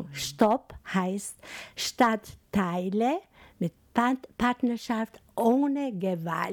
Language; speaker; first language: German; non-native, learner; Albanian